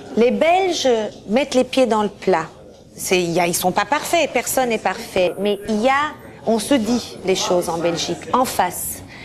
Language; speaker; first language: French; early bilingual, other home language; Portuguese